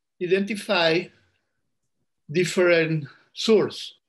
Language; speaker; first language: English; non-native, learner; Spanish